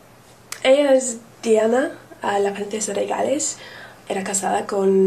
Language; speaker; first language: Spanish; non-native, learner; English